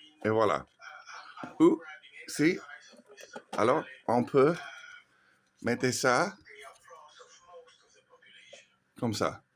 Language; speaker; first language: French; non-native, learner; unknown